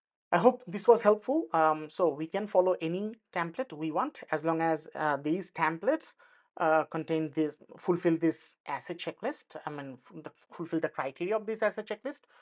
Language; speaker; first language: English; non-native, local second language; Bangla